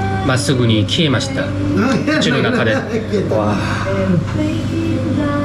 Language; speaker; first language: Japanese; non-native, learner; Korean